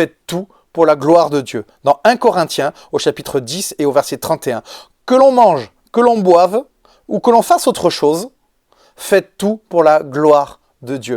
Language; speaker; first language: French; native; French